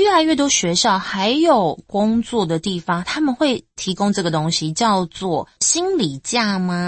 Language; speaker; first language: Chinese; native; Chinese